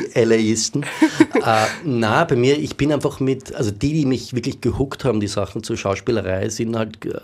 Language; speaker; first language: German; native; German